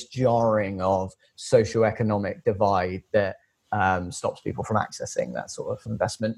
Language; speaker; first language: English; native; English